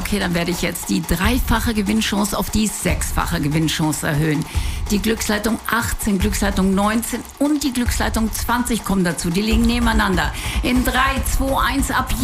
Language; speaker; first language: German; native; German